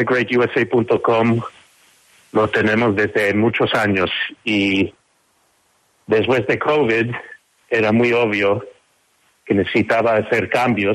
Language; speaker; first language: Spanish; non-native, fluent; English